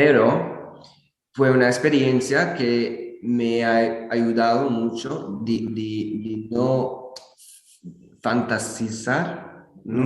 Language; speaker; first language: Spanish; non-native, learner; English